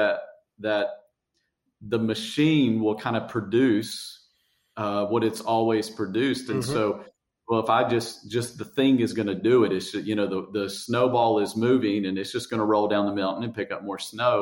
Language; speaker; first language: English; native; English